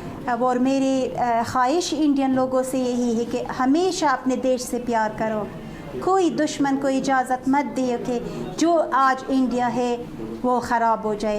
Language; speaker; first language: Hindi; non-native, fluent; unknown